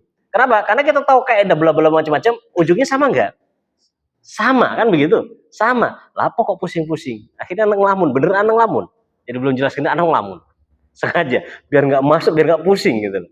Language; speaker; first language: Indonesian; native; Indonesian